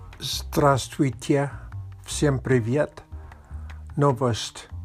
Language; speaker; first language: Russian; non-native, learner; Latvian